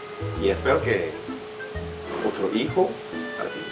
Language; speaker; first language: Spanish; non-native, learner; Korean